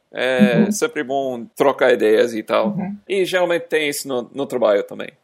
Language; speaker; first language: Portuguese; non-native, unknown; English